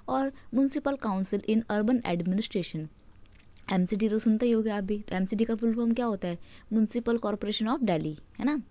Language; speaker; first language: Hindi; native; Hindi